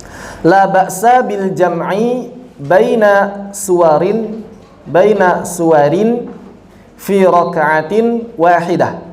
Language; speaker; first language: Arabic; non-native, fluent; Indonesian